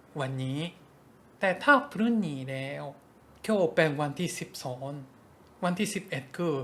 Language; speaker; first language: Thai; non-native, fluent; Japanese